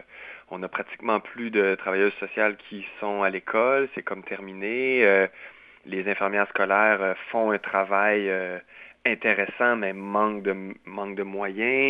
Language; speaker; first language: French; native; French